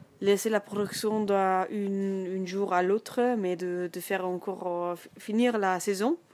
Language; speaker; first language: French; non-native, learner; German